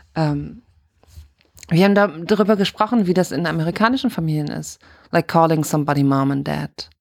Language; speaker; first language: German; native; German